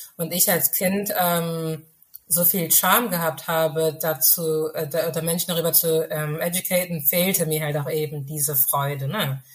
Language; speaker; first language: German; early bilingual, other home language; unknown